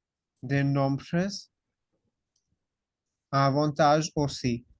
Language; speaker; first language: French; non-native, fluent; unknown